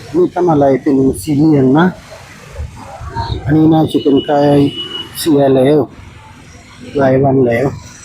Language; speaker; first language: Thai; native; Thai